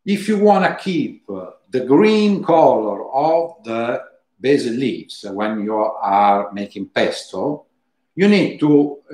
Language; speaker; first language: English; non-native, fluent; Italian